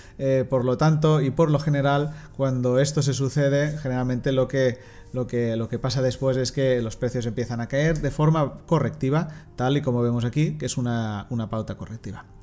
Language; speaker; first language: Spanish; non-native, local second language; Catalan